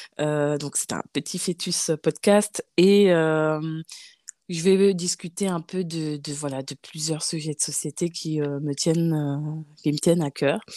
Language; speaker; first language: French; native; French